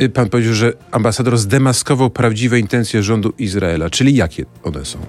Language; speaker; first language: Polish; native; Polish